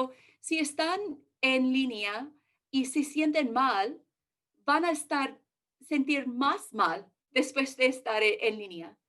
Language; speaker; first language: Spanish; early bilingual, heritage; English